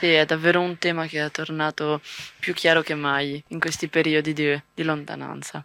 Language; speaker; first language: Italian; native; Italian